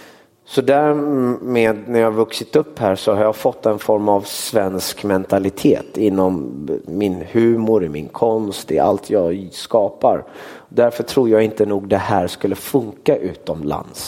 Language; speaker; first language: Swedish; early bilingual, other home language; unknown